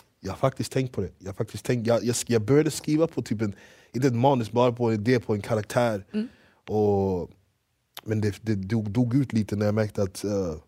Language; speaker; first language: Swedish; early bilingual, other home language; English